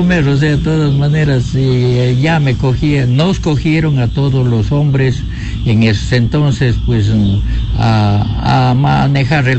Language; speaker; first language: Spanish; native; Spanish